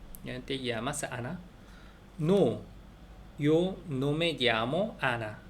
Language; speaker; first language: Spanish; non-native, learner; Korean